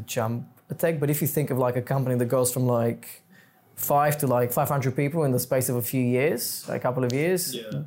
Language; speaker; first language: English; non-native, fluent; Bulgarian